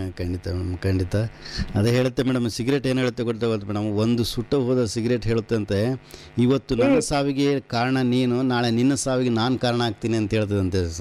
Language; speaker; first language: Kannada; native; Kannada